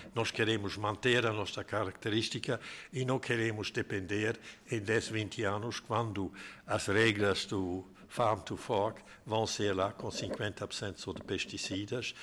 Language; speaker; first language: Portuguese; non-native, fluent; German